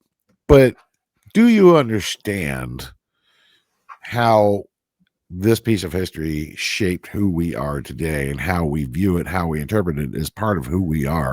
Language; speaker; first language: English; native; English